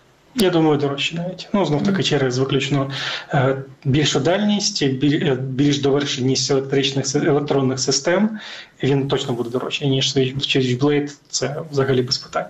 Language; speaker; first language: Ukrainian; native; Ukrainian